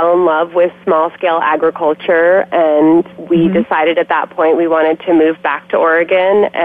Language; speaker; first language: English; native; English